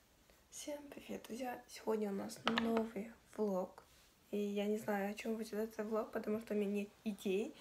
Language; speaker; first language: Russian; non-native, local second language; Kazakh